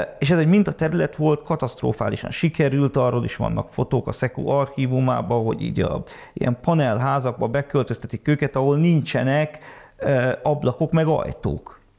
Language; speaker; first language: Hungarian; early bilingual, heritage; Hungarian